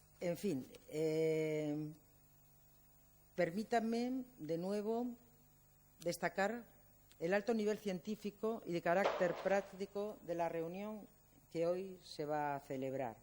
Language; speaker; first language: Spanish; native; Spanish